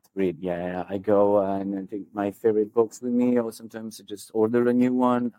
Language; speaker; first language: English; non-native, fluent; Italian